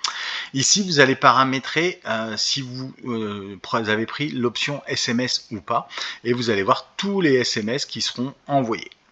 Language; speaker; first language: French; native; French